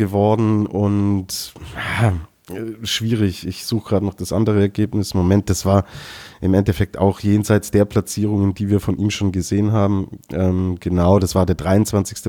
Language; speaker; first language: German; native; German